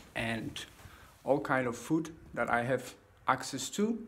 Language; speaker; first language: English; non-native, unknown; Polish